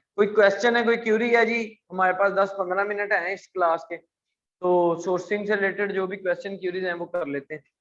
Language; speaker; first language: Urdu; non-native, local second language; Punjabi